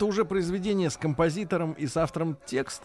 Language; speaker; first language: Russian; native; Russian